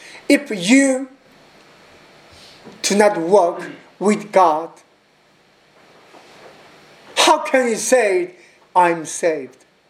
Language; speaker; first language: English; non-native, learner; Korean